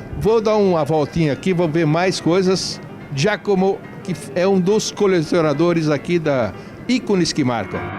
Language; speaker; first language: Portuguese; native; Portuguese